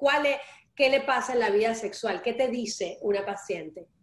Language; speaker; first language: Spanish; early bilingual, heritage; Spanish